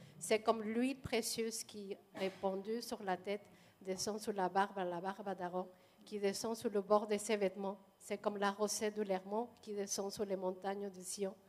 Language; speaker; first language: French; non-native, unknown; Spanish